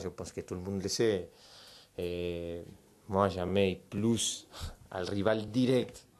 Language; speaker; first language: French; non-native, fluent; Spanish